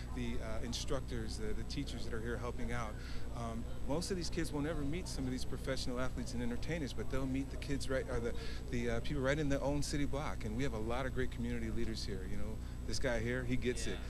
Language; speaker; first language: English; native; English